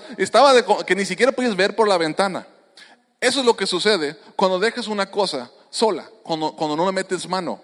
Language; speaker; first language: Spanish; native; Spanish